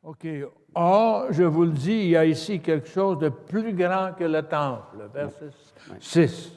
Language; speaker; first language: French; native; French